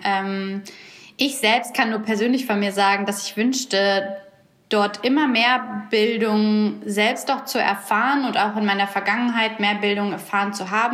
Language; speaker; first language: German; native; German